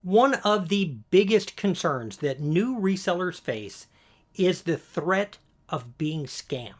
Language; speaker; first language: English; native; English